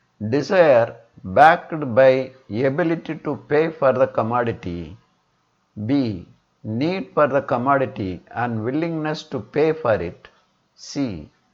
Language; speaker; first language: English; non-native, local second language; Tamil